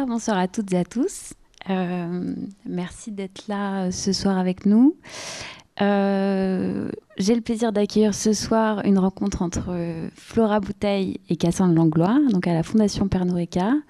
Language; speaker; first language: French; native; French